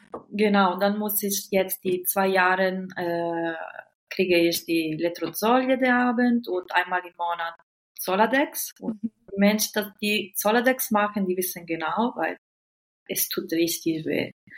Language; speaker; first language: German; non-native, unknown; Italian